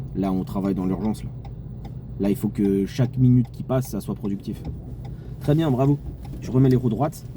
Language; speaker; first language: French; native; French